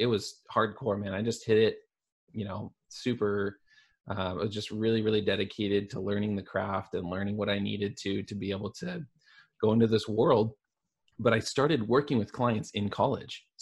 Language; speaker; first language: English; native; English